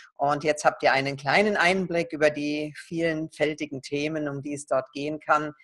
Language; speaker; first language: German; native; German